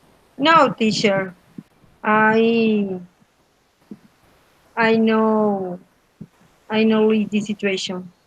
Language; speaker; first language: English; non-native, learner; Spanish